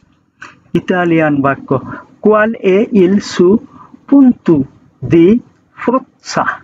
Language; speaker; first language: Italian; non-native, fluent; Bangla